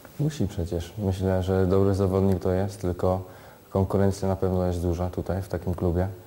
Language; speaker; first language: Polish; early bilingual, heritage; Polish